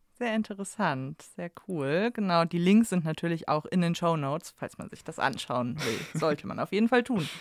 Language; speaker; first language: German; native; German